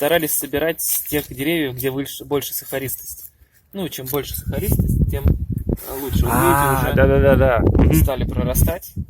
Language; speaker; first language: Russian; native; Russian